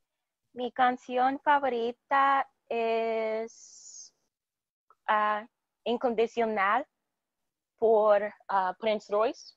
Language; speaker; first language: Spanish; non-native, learner; English